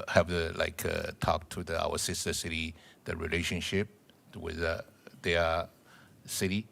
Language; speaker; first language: English; non-native, learner; Chinese